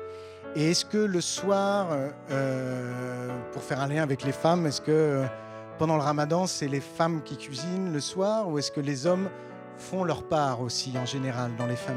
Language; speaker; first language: French; native; French